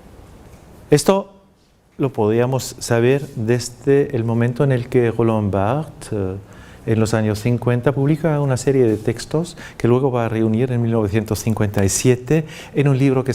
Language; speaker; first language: Spanish; non-native, fluent; German